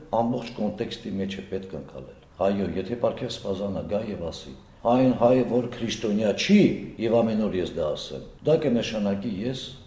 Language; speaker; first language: Armenian; early bilingual, heritage; Armenian